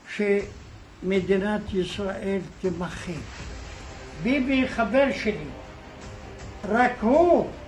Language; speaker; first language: Hebrew; non-native, local second language; Arabic